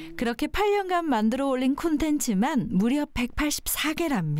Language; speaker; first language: Korean; native; Korean